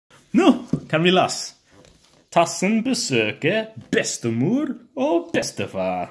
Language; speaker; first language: Norwegian; non-native, learner; English